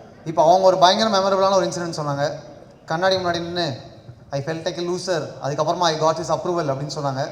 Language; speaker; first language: Tamil; native; Tamil